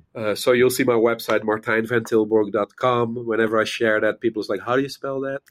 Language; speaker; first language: English; non-native, fluent; Dutch